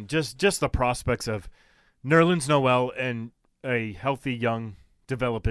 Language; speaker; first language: English; native; English